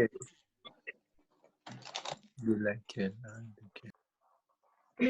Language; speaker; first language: French; non-native, learner; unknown